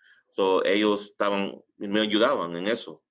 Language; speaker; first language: Spanish; early bilingual, heritage; English